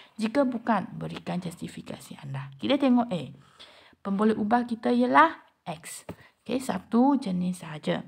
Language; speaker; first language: Malay; non-native, local second language; Chinese